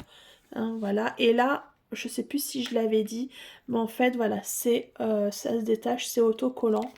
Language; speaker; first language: French; native; French